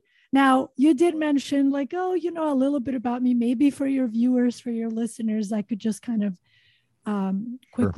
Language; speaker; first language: English; non-native, fluent; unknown